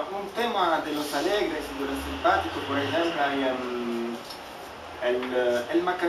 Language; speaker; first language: Spanish; non-native, fluent; French